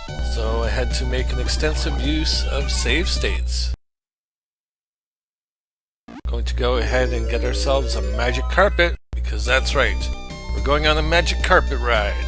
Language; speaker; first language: English; native; English